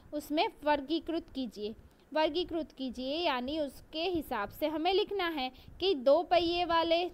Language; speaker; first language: Hindi; non-native, local second language; Gujarati